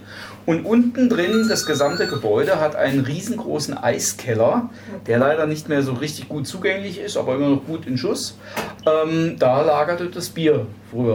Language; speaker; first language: German; native; German